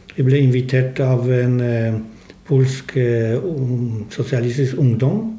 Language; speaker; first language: Norwegian; non-native, fluent; Polish